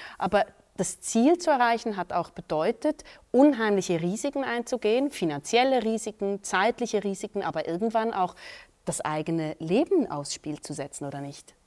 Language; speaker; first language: German; native; German